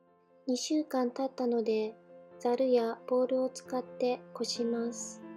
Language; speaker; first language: Japanese; native; Japanese